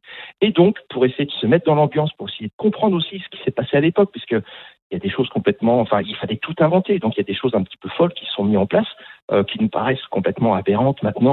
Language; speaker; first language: French; native; French